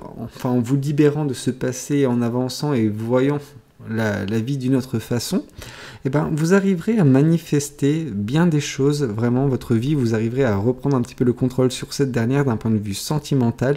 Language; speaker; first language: French; native; French